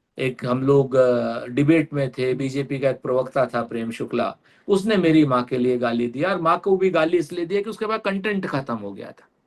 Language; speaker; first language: Hindi; native; Hindi